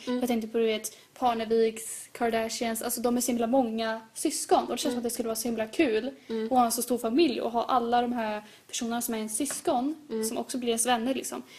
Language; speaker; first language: Swedish; native; Swedish